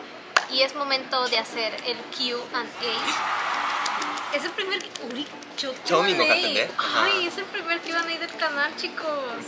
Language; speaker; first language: Spanish; native; Spanish